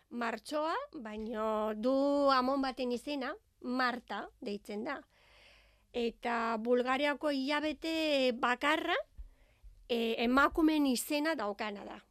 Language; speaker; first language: Basque; non-native, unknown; Bulgarian